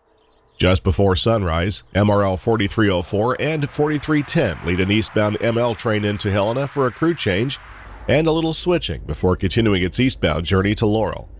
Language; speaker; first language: English; native; English